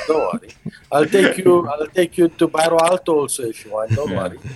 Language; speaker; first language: English; early bilingual, other home language; Portuguese